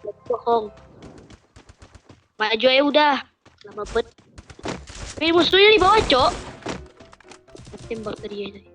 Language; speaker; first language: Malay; non-native, local second language; Minangkabau